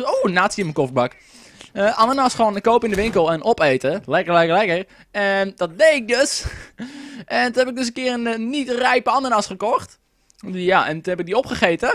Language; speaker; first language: Dutch; native; Dutch